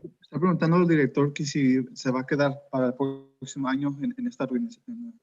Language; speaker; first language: Spanish; early bilingual, heritage; Spanish